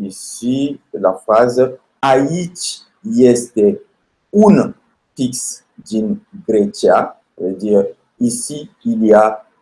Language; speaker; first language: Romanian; non-native, fluent; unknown